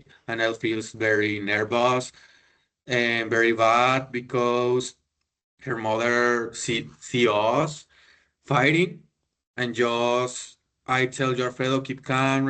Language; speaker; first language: English; non-native, learner; Spanish